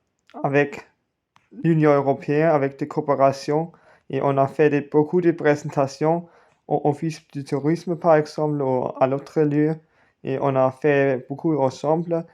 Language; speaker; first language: French; non-native, learner; German